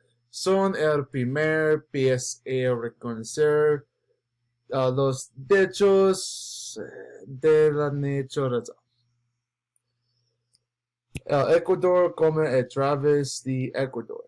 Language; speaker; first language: Spanish; non-native, learner; English